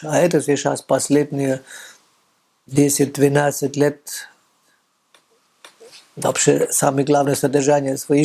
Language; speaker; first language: Russian; non-native, fluent; German